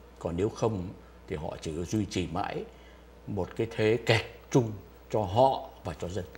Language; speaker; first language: Vietnamese; native; Vietnamese